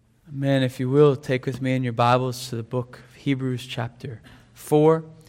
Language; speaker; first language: English; native; English